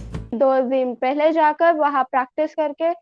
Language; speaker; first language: Hindi; non-native, local second language; Telugu